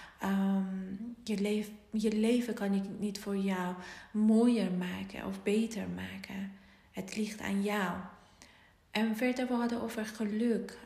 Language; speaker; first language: Dutch; non-native, fluent; Persian